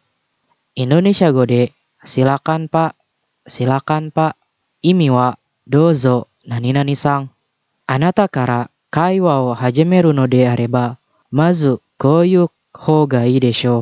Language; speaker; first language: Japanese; non-native, fluent; Indonesian